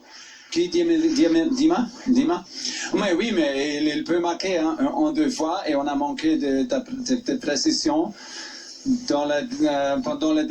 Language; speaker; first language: French; non-native, fluent; German